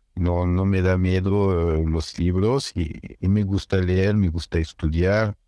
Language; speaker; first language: Spanish; non-native, fluent; French